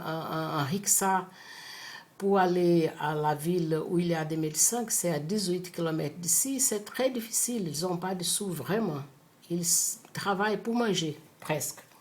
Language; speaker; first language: French; non-native, fluent; Portuguese